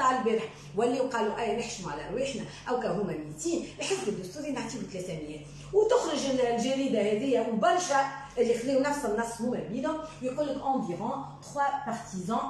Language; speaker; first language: Arabic; native; Arabic